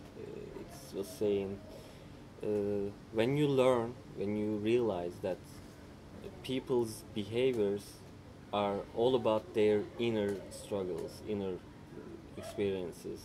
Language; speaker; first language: English; non-native, fluent; Turkish